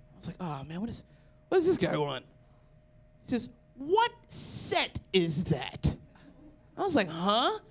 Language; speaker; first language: English; native; English